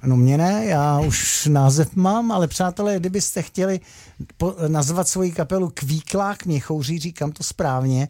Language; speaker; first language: Czech; native; Czech